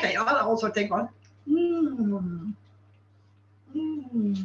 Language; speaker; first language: English; non-native, learner; Dutch